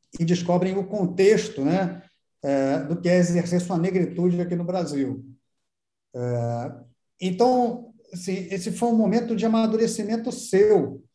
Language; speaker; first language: Portuguese; native; Portuguese